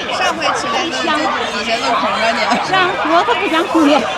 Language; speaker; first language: Chinese; native; Chinese